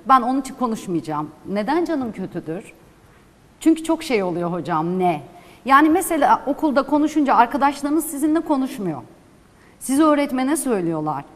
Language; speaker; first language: Turkish; non-native, local second language; Kurdish